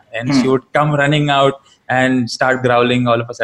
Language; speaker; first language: English; non-native, local second language; Malayalam